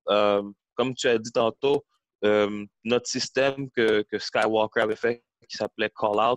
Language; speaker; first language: French; early bilingual, heritage; French